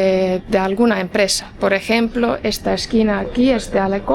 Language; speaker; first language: Spanish; non-native, fluent; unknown